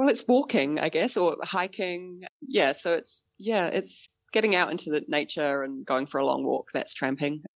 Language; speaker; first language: English; native; English